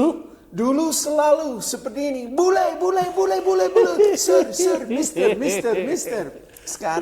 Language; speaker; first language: Indonesian; non-native, fluent; English